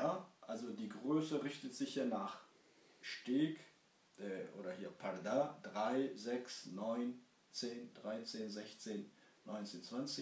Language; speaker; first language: German; early bilingual, other home language; Kurdish